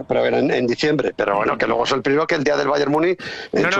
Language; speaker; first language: Spanish; native; Spanish